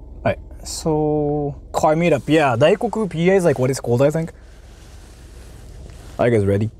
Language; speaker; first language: English; native; English